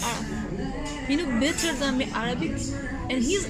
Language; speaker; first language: English; non-native, learner; Persian